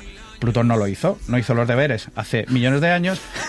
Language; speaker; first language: Spanish; native; Spanish